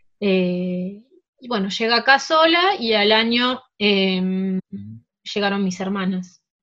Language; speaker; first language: Spanish; early bilingual, heritage; Spanish